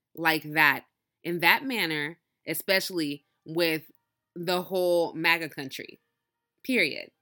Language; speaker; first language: English; early bilingual, other home language; Yoruba